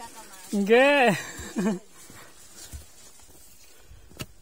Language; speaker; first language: Indonesian; native; Indonesian